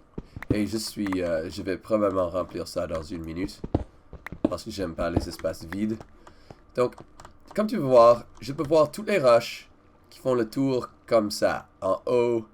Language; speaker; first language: French; non-native, learner; English